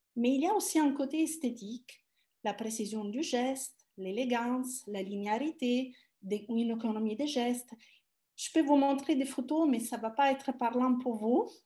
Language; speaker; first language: French; non-native, fluent; Italian